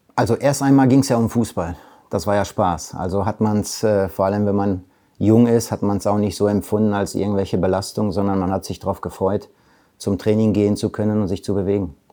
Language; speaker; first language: German; early bilingual, other home language; Polish